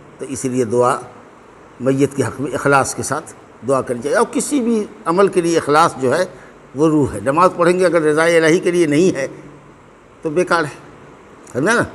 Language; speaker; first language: Urdu; native; Urdu